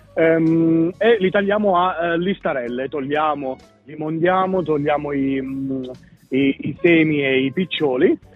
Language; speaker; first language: Italian; native; Italian